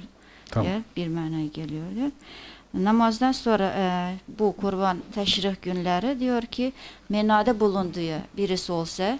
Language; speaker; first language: Turkish; non-native, fluent; Persian